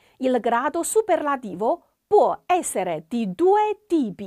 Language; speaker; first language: Italian; non-native, learner; Chinese